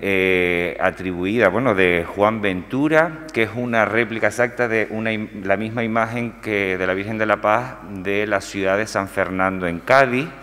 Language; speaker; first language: Spanish; native; Spanish